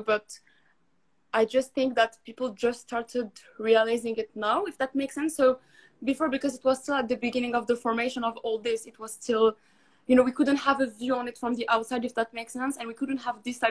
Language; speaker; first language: English; non-native, fluent; Arabic